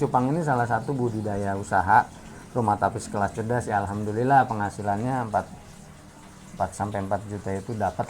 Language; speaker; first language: Indonesian; native; Indonesian